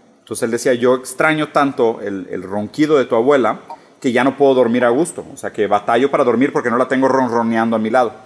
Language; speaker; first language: Spanish; early bilingual, other home language; Portuguese